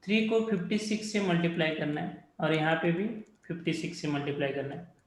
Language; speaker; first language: Hindi; non-native, local second language; Marathi